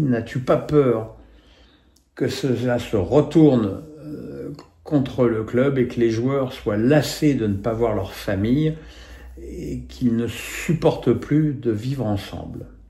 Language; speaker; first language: French; native; French